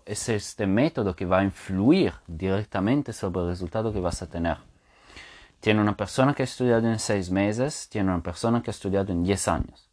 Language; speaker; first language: Spanish; non-native, fluent; Italian